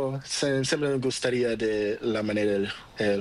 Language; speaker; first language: Spanish; non-native, learner; Portuguese